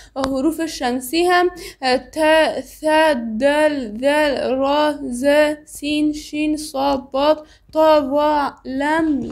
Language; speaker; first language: Arabic; non-native, learner; Persian